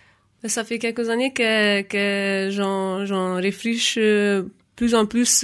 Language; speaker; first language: French; non-native, fluent; Hungarian